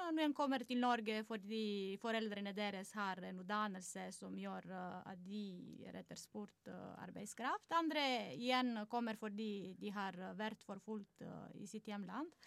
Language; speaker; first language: Norwegian; non-native, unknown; Romanian